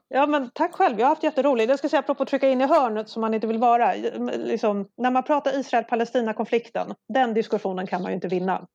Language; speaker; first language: Swedish; non-native, local second language; Polish